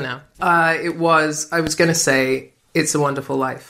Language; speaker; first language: English; native; English